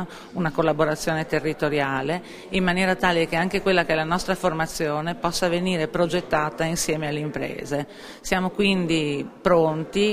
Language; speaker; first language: Italian; native; Italian